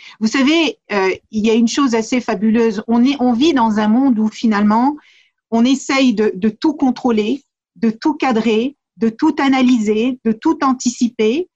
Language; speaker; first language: French; early bilingual, other home language; Kabuverdianu